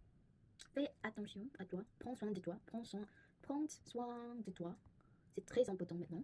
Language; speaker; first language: French; non-native, learner; Korean